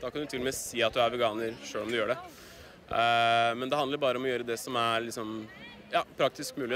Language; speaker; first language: Norwegian; native; Norwegian